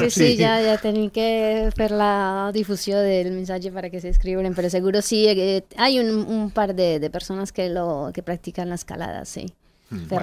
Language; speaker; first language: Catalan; non-native, learner; Spanish